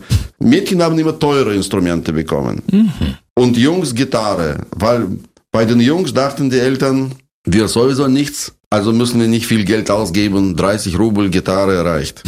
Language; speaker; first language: German; non-native, fluent; Russian